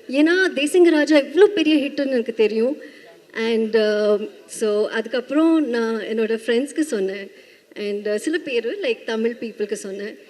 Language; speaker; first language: Tamil; non-native, learner; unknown